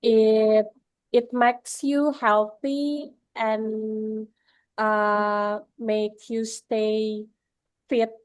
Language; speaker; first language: English; non-native, learner; Indonesian